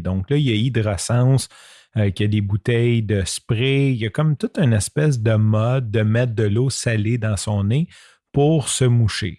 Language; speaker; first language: French; native; French